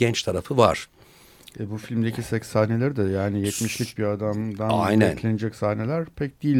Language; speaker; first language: Turkish; native; Turkish